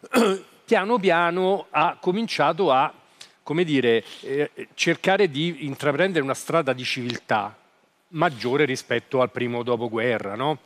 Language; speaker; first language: Italian; native; Italian